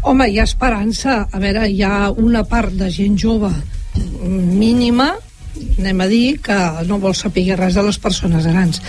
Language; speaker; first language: Catalan; native; Catalan